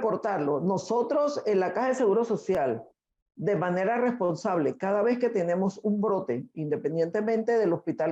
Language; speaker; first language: Spanish; native; Spanish